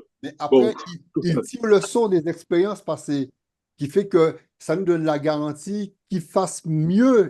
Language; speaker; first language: French; native; French